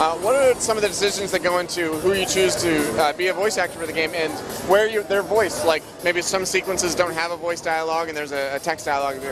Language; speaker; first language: English; native; English